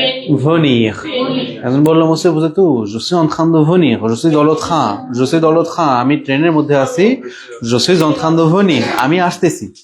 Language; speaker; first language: French; non-native, fluent; Bangla